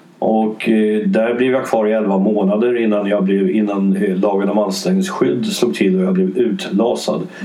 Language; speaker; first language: Swedish; early bilingual, other home language; English